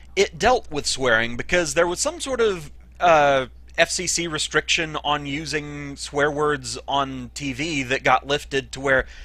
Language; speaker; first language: English; native; English